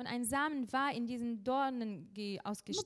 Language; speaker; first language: German; non-native, fluent; Russian